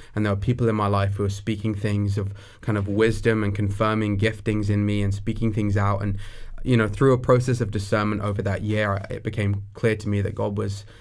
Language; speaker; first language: English; native; English